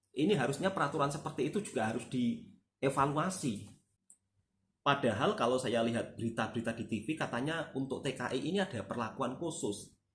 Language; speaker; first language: Indonesian; native; Indonesian